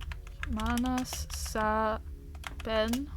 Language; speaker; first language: Spanish; non-native, learner; English